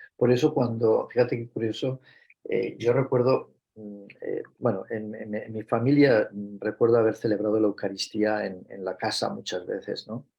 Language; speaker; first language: Spanish; native; Spanish